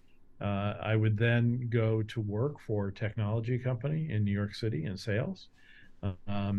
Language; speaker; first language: English; native; English